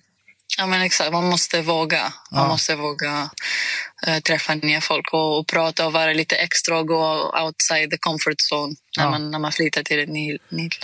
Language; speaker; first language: Swedish; non-native, fluent; Greek